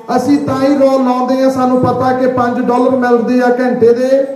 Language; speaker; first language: Punjabi; early bilingual, heritage; Punjabi